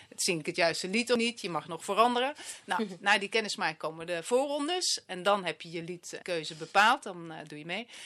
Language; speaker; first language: Dutch; native; Dutch